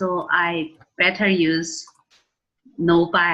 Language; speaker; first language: English; non-native, learner; Chinese